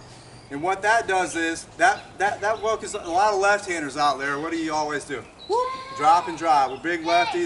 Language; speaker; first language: English; native; English